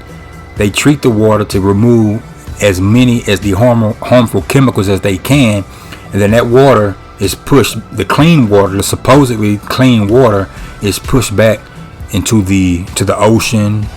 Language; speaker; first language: English; native; English